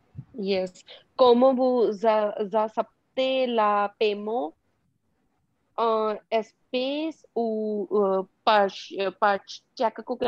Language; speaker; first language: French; non-native, learner; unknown